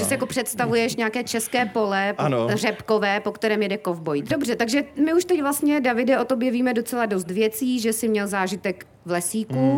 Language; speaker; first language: Czech; native; Czech